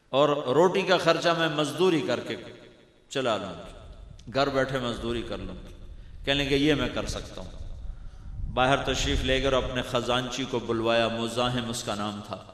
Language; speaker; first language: Urdu; non-native, local second language; Punjabi